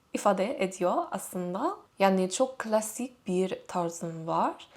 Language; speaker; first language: Turkish; non-native, fluent; English